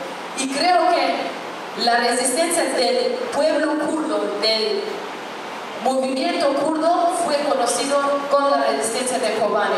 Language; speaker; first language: Spanish; non-native, fluent; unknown